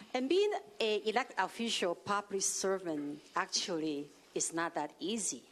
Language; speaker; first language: English; non-native, learner; Chinese